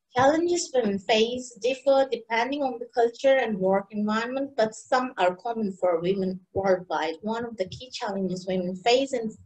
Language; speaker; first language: English; non-native, local second language; Bangla